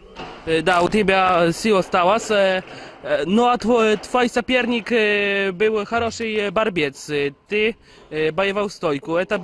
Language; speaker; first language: Russian; non-native, learner; Polish